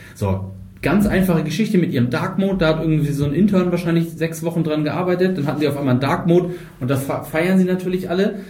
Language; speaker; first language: German; native; German